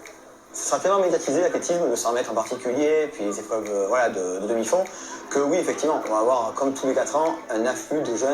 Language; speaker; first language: French; native; French